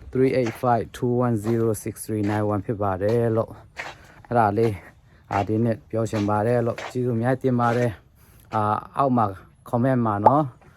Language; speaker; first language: Burmese; non-native, local second language; Tedim Chin